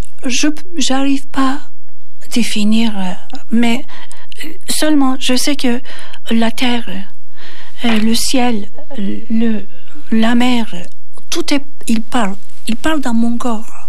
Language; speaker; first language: French; non-native, fluent; Turkish